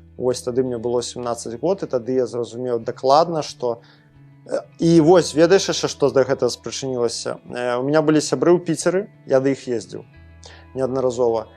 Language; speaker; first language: Belarusian; non-native, local second language; Russian